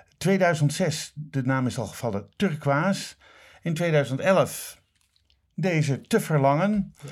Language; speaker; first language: Dutch; native; Dutch